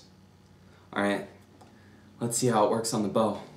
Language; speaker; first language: English; native; English